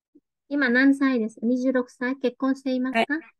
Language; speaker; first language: Japanese; non-native, fluent; Vietnamese